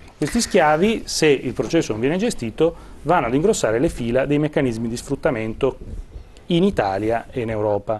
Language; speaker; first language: Italian; native; Italian